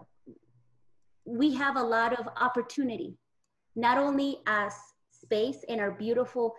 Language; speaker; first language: English; native; English